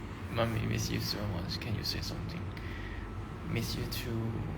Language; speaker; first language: English; non-native, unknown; Thai